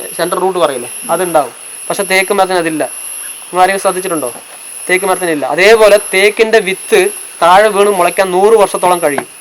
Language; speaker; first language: Malayalam; non-native, local second language; Tamil